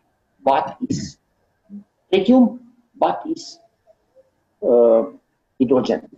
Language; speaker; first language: English; non-native, learner; Romanian